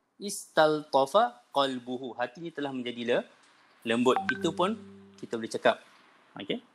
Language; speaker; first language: Malay; native; Malay